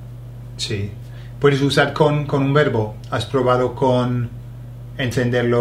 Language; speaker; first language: Spanish; non-native, fluent; English